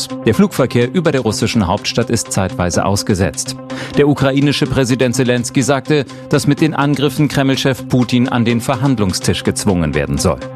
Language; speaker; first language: German; native; German